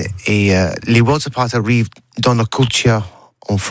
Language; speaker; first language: French; non-native, learner; English